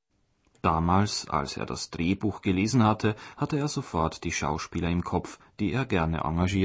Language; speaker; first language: German; native; German